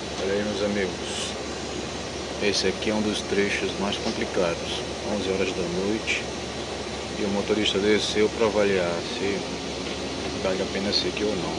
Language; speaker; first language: Portuguese; native; Portuguese